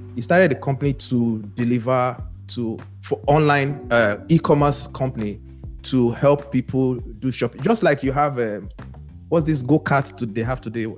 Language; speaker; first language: English; non-native, local second language; Yoruba